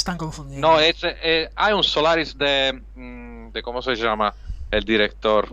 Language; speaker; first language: Spanish; non-native, fluent; Italian